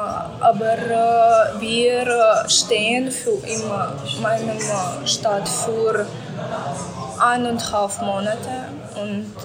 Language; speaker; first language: German; non-native, learner; Ukrainian